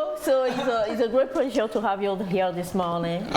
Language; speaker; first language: English; non-native, learner; French